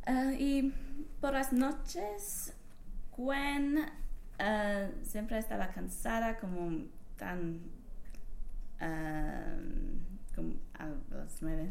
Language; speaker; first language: Spanish; non-native, learner; English